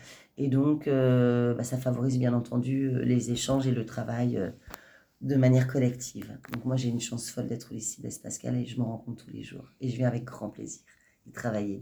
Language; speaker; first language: French; native; French